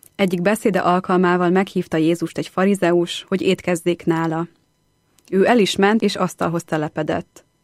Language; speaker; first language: Hungarian; native; Hungarian